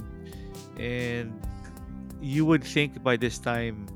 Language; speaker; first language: English; non-native, local second language; Filipino